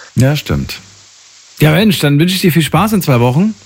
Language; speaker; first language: German; native; German